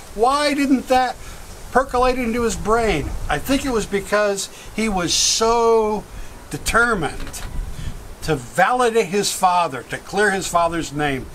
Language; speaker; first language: English; native; English